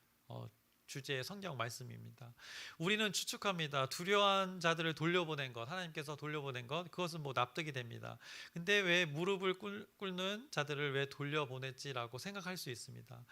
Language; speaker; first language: Korean; native; Korean